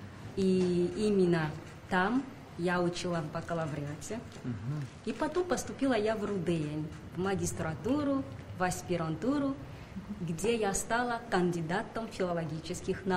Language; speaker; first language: Russian; non-native, fluent; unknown